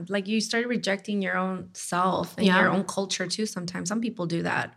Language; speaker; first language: English; native; English